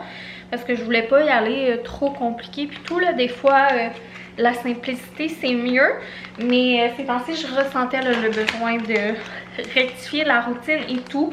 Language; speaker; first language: French; native; French